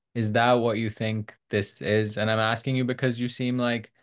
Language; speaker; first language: English; non-native, local second language; Urdu